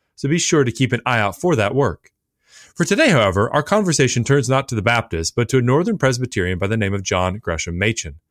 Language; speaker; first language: English; native; English